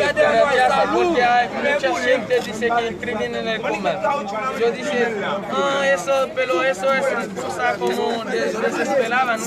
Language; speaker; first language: Spanish; non-native, learner; Haitian Creole